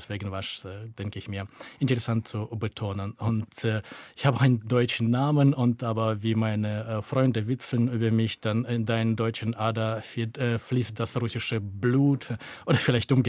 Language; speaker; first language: German; native; German